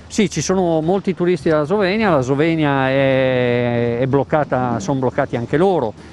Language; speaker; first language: Italian; native; Italian